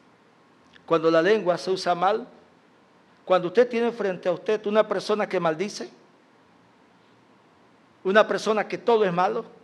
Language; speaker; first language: Spanish; native; Spanish